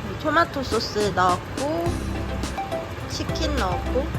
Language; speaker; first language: Korean; native; Korean